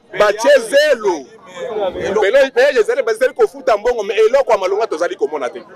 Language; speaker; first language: Lingala; non-native, local second language; Luba-Lulua